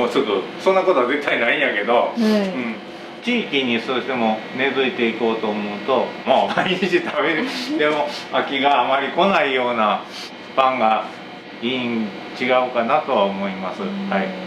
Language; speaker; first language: Japanese; native; Japanese